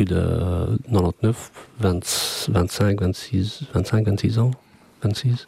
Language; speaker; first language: French; non-native, fluent; Albanian